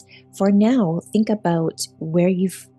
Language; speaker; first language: English; native; English